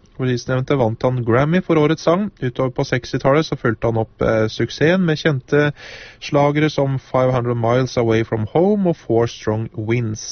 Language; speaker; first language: Norwegian; native; Norwegian